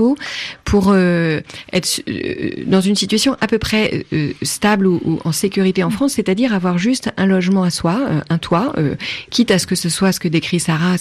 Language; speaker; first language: French; native; French